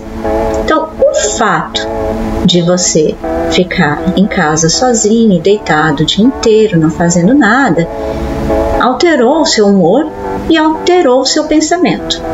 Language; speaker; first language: Portuguese; native; Portuguese